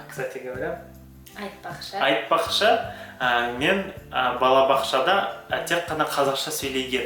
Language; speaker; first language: Kazakh; non-native, local second language; Uyghur